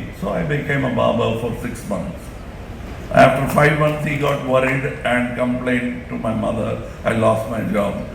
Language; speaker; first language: English; non-native, local second language; Tamil